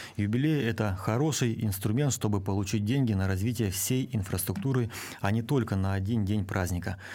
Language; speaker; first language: Russian; native; Russian